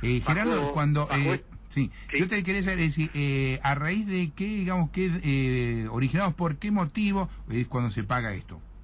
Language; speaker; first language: Spanish; native; Spanish